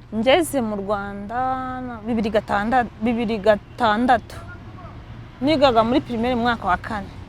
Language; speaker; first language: Kinyarwanda; early bilingual, heritage; Kinyarwanda